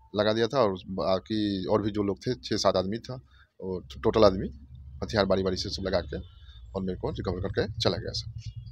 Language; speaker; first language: Hindi; native; Hindi